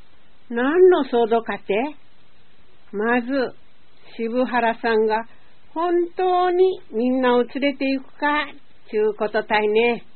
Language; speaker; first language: Japanese; native; Japanese